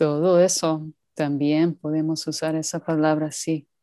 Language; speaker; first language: Spanish; non-native, learner; English